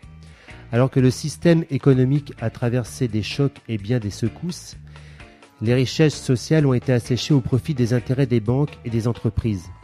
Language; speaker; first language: French; native; French